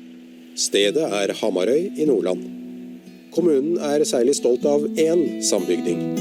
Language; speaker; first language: Norwegian; native; Norwegian